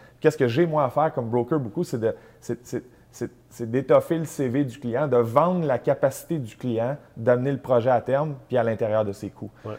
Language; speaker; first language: French; native; French